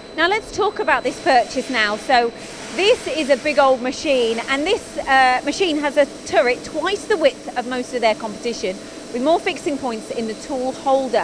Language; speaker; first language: English; native; English